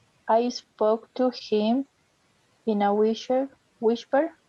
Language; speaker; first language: English; non-native, learner; Spanish